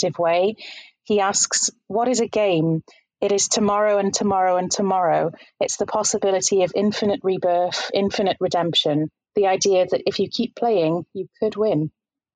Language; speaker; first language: English; native; English